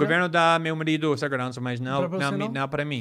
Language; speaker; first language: Portuguese; non-native, fluent; English